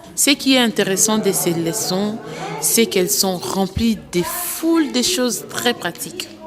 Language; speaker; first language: French; native; French